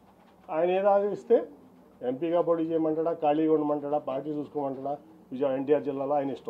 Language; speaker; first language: Telugu; native; Telugu